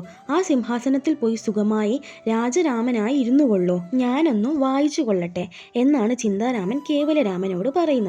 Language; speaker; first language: Malayalam; native; Malayalam